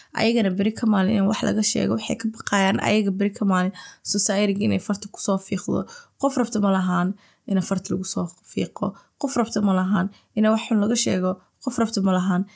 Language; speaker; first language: Somali; early bilingual, heritage; Somali